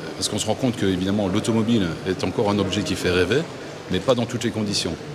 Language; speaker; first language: French; native; French